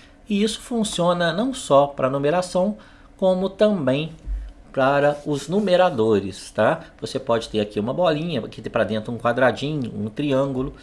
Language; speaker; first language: Portuguese; native; Portuguese